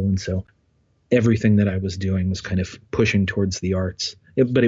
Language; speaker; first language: English; native; English